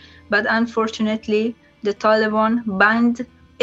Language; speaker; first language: English; non-native, learner; Persian